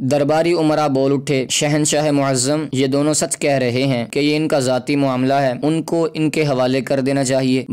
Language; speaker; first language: Urdu; native; Urdu